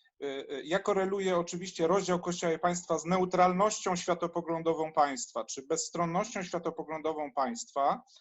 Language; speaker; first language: Polish; native; Polish